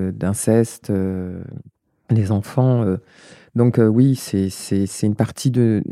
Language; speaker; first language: French; native; French